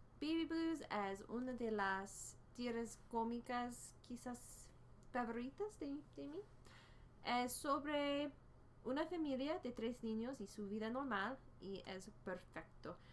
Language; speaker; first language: Spanish; non-native, fluent; English